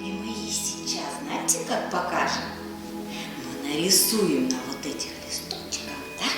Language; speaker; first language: Russian; native; Russian